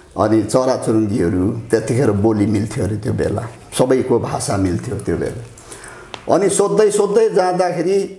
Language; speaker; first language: Nepali; non-native, local second language; Limbu